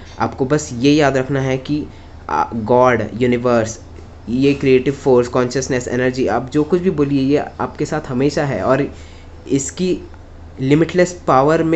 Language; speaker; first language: Hindi; native; Hindi